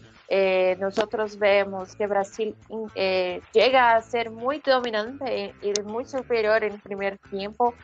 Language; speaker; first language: Spanish; non-native, fluent; Portuguese